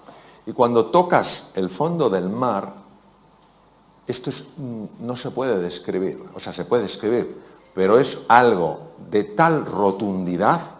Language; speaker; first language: Spanish; native; Spanish